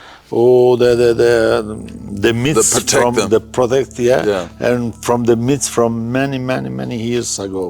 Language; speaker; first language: English; non-native, learner; Albanian